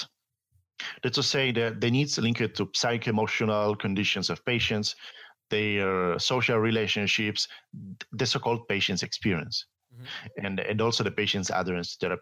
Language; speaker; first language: English; non-native, fluent; Italian